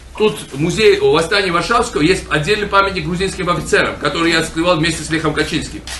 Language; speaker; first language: Russian; non-native, local second language; Georgian